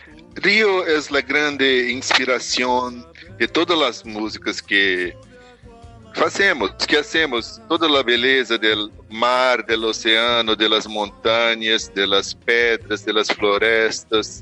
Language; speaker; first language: Spanish; non-native, learner; Portuguese